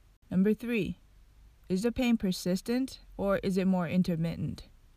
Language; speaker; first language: English; non-native, fluent; Japanese